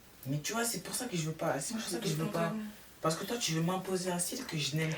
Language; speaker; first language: French; native; French